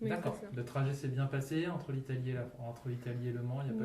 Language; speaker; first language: French; native; French